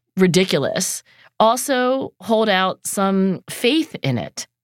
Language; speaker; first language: English; early bilingual, other home language; Chinese